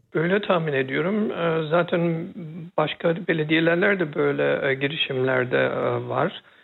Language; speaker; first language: Turkish; early bilingual, heritage; Turkish